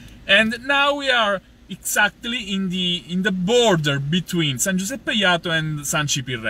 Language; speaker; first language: English; non-native, fluent; Italian